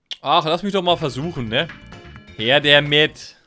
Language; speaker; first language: German; native; German